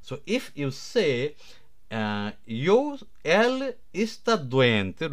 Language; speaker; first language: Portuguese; non-native, learner; Nepali